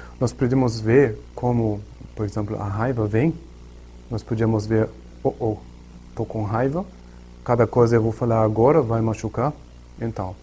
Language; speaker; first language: Portuguese; non-native, learner; German